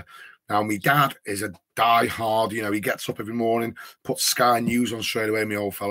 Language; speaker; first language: English; native; English